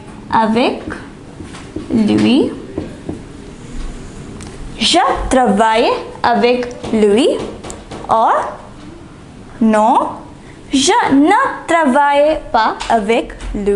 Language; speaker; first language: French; non-native, fluent; English